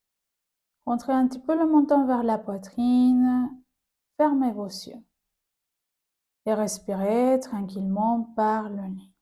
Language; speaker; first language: French; native; French